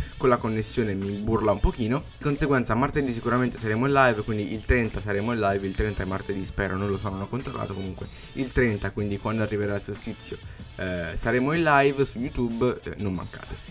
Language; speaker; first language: Italian; native; Italian